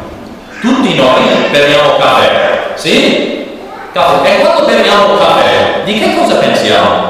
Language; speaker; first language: Italian; non-native, learner; English